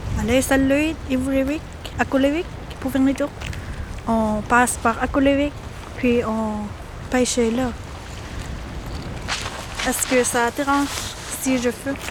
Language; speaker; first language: French; non-native, local second language; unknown